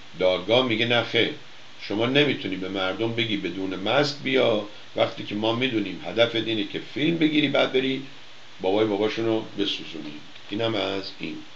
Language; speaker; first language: Persian; native; Persian